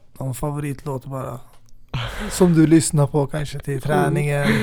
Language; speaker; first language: Swedish; early bilingual, other home language; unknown